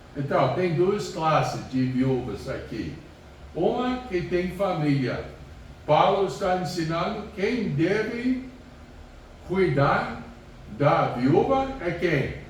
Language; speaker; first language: Portuguese; non-native, fluent; English